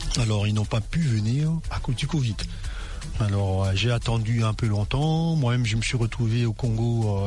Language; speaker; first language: French; non-native, local second language; Lingala